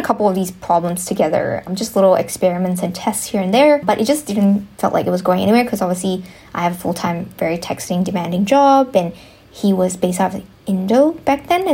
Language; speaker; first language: English; non-native, local second language; Chinese